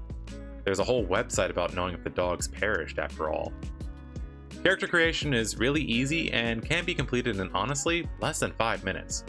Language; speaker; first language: English; native; English